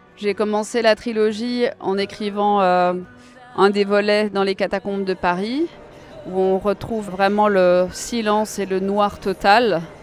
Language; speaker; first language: French; native; French